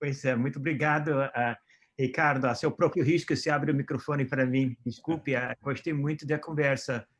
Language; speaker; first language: Portuguese; non-native, fluent; English